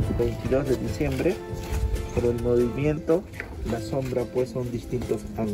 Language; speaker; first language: Spanish; native; Spanish